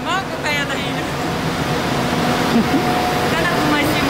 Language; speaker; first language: Indonesian; non-native, learner; Russian